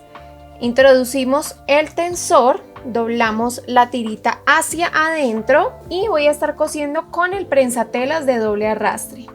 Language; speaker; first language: Spanish; native; Spanish